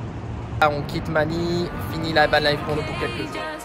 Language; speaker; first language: French; native; French